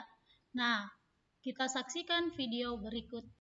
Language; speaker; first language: Indonesian; native; Indonesian